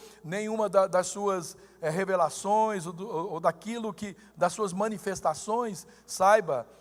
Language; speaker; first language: Portuguese; native; Portuguese